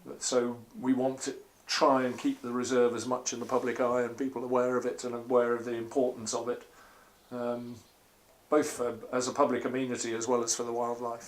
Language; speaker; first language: English; native; English